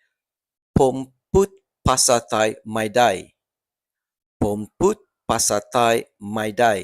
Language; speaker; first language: Thai; non-native, learner; English